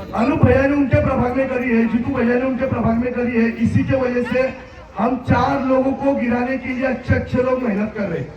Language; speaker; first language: Hindi; non-native, local second language; Marathi